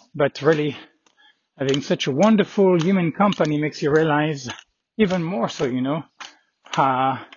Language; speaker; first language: English; non-native, fluent; French